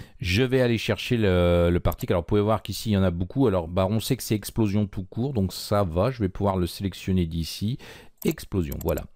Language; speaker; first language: French; native; French